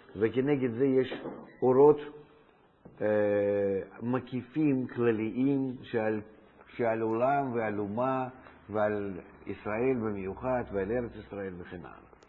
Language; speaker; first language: Hebrew; non-native, fluent; Russian